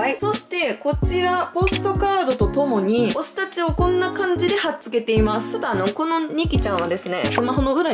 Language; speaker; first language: Japanese; native; Japanese